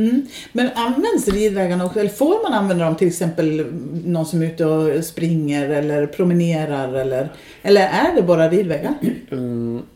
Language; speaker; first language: Swedish; native; Swedish